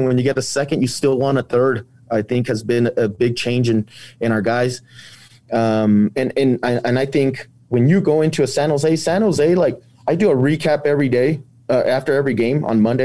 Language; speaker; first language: English; native; English